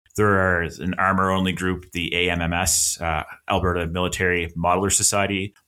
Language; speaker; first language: English; native; English